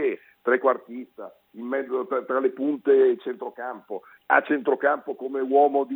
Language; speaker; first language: Italian; native; Italian